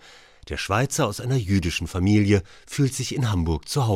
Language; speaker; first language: German; native; German